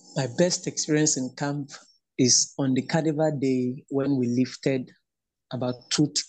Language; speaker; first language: English; non-native, local second language; Igbo